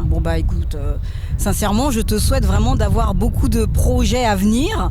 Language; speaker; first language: French; native; French